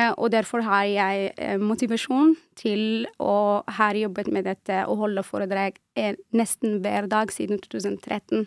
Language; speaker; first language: Norwegian; non-native, fluent; Arabic